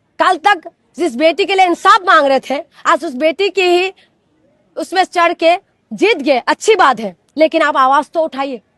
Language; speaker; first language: Hindi; non-native, local second language; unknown